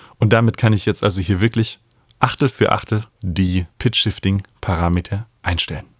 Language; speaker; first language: German; native; German